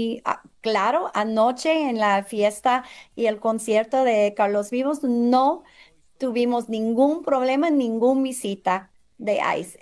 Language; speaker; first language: Spanish; early bilingual, heritage; English